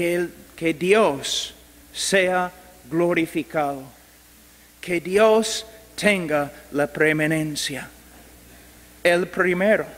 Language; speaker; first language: Spanish; non-native, fluent; English